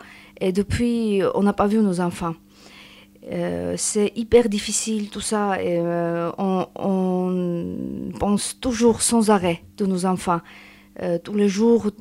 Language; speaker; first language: French; non-native, learner; Georgian